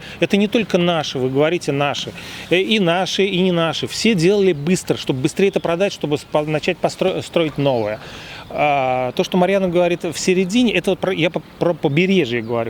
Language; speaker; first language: Russian; native; Russian